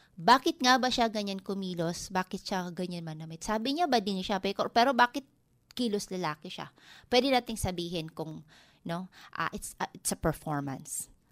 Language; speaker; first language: Filipino; non-native, local second language; Waray